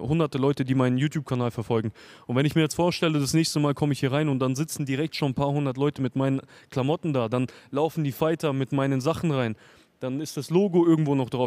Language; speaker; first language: German; native; German